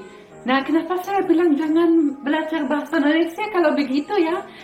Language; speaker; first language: Indonesian; non-native, fluent; German